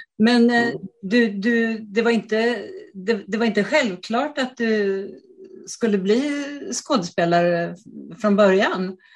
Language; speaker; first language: Swedish; native; Swedish